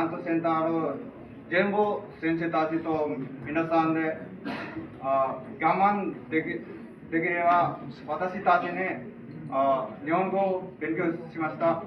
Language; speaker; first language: Japanese; non-native, learner; Nepali